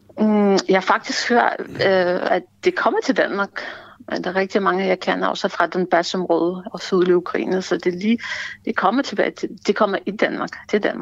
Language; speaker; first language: Danish; non-native, fluent; Ukrainian